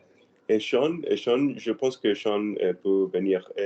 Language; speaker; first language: French; non-native, learner; Spanish